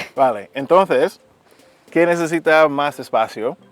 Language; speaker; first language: Spanish; non-native, learner; English